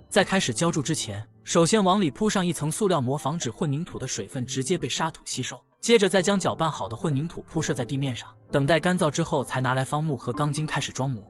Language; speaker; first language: Chinese; native; Chinese